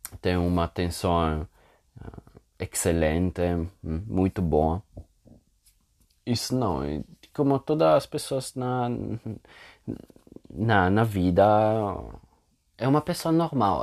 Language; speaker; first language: Portuguese; non-native, fluent; Italian